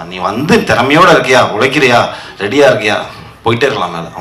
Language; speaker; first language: Tamil; native; Tamil